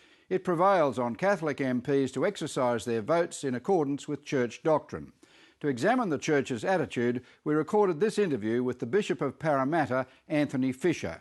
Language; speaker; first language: English; native; English